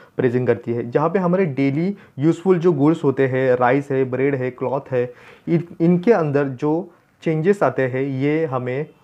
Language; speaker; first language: Hindi; non-native, local second language; Marathi